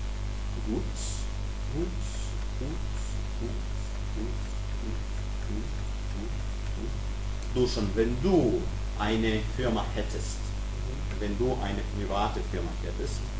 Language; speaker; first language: German; non-native, fluent; Serbian